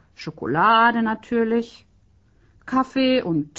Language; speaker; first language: German; non-native, fluent; Finnish